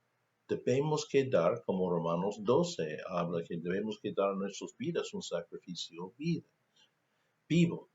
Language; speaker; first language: Spanish; non-native, fluent; English